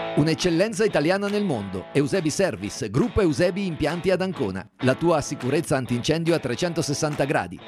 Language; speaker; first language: Italian; native; Italian